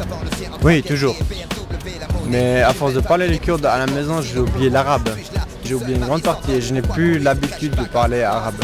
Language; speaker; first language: French; early bilingual, other home language; Kurdish